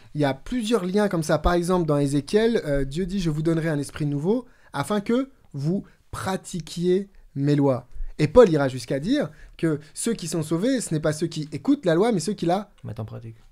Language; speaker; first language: French; native; French